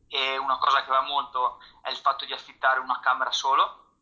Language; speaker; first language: Italian; native; Italian